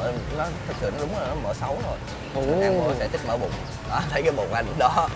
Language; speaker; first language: Vietnamese; native; Vietnamese